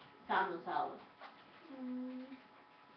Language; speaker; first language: English; non-native, learner; Japanese